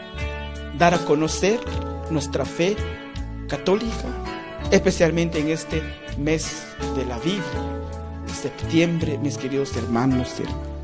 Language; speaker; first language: Spanish; non-native, local second language; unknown